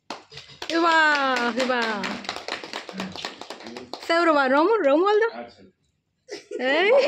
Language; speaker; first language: Finnish; non-native, learner; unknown